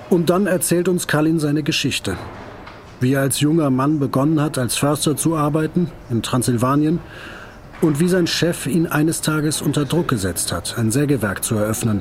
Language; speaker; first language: German; native; German